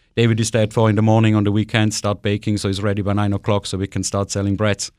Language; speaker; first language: English; non-native, fluent; German